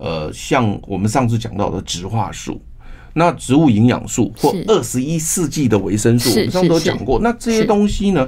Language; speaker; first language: Chinese; native; Chinese